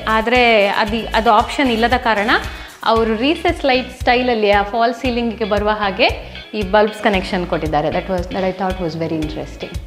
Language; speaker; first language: Kannada; native; Kannada